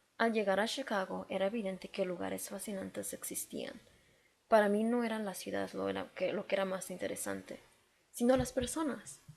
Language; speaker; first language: Spanish; native; Spanish